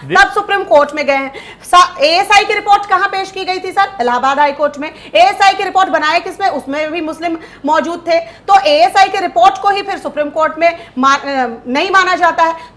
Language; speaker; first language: Hindi; native; Hindi